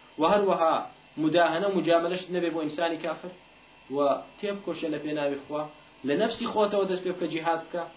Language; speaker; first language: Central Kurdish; native; Central Kurdish